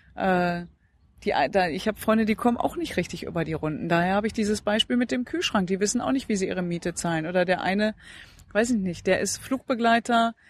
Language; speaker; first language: German; native; German